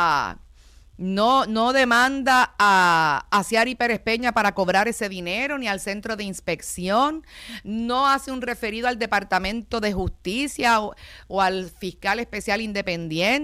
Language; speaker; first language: Spanish; native; Spanish